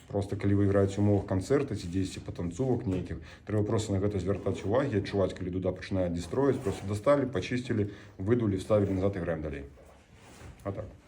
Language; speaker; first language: Belarusian; native; Belarusian